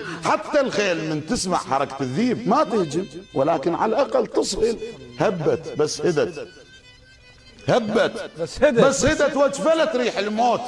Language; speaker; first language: Arabic; native; Arabic